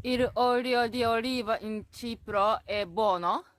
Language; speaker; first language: Italian; non-native, learner; Japanese